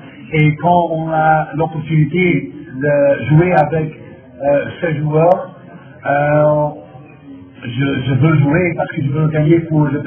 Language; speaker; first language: French; non-native, fluent; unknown